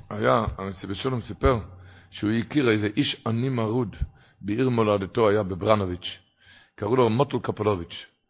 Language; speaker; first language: Hebrew; non-native, local second language; Yiddish